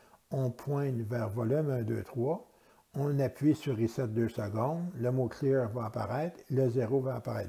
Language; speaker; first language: French; native; French